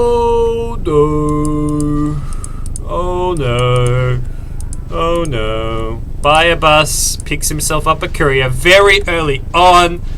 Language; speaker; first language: English; native; English